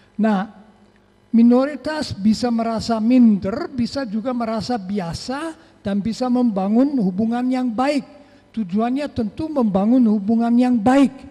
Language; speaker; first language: Indonesian; non-native, fluent; German